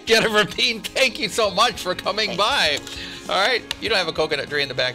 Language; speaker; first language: English; native; English